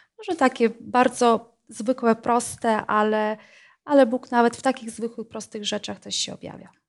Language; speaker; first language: Polish; non-native, fluent; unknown